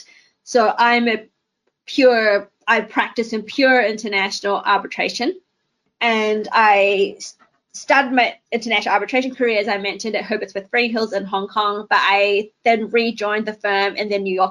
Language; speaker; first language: English; native; English